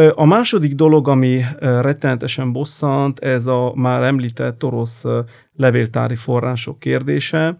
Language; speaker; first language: Hungarian; non-native, fluent; Italian